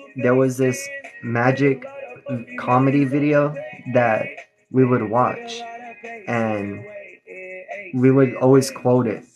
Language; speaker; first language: English; native; English